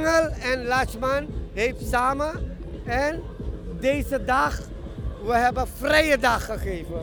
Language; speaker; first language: Dutch; non-native, local second language; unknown